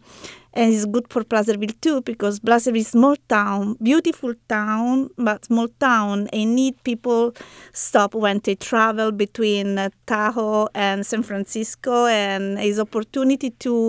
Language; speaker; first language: English; non-native, learner; Italian